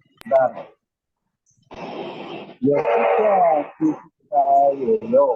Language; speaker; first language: Korean; non-native, learner; Indonesian